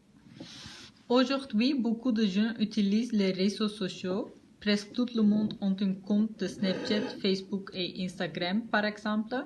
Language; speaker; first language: French; non-native, learner; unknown